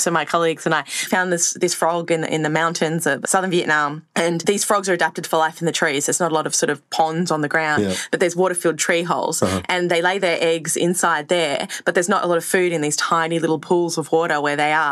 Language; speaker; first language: English; native; English